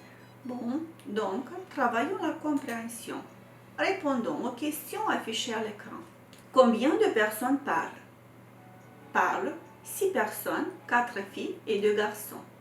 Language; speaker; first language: French; non-native, fluent; Romanian